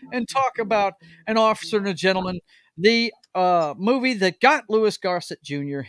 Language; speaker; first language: English; native; English